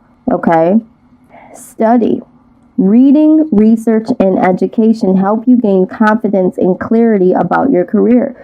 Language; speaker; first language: English; native; English